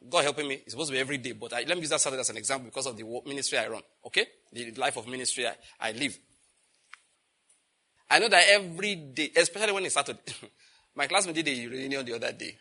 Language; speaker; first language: English; non-native, local second language; Yoruba